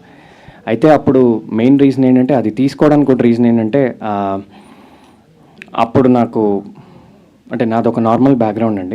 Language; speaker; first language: Telugu; native; Telugu